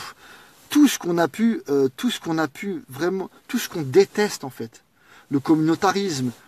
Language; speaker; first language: French; native; French